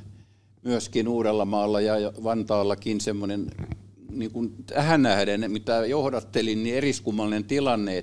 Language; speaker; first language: Finnish; native; Finnish